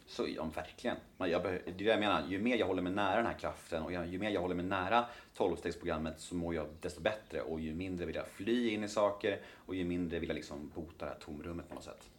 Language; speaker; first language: Swedish; native; Swedish